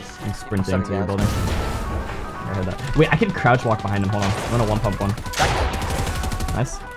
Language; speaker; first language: English; native; English